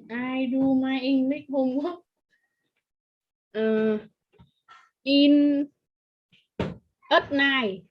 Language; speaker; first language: English; non-native, learner; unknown